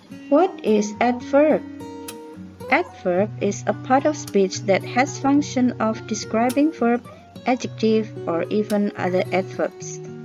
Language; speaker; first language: English; non-native, fluent; Indonesian